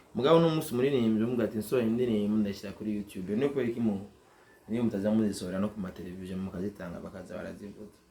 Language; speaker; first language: Rundi; native; Rundi